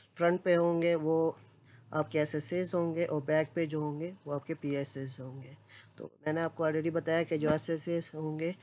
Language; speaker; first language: Urdu; non-native, local second language; Punjabi